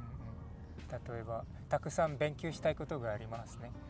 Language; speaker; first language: Japanese; non-native, learner; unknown